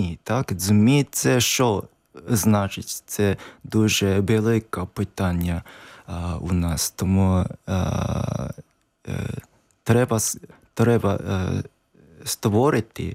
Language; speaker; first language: Ukrainian; non-native, learner; Japanese